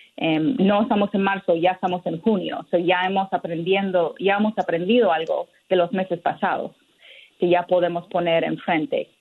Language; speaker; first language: Spanish; non-native, fluent; English